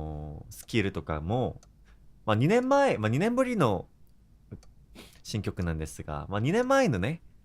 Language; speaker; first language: Japanese; non-native, fluent; Korean